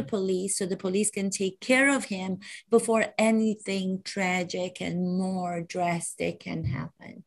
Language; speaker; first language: English; non-native, fluent; Romanian